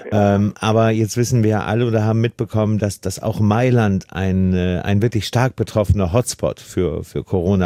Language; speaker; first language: German; native; German